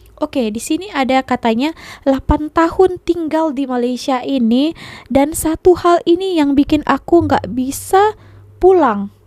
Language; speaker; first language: Indonesian; native; Indonesian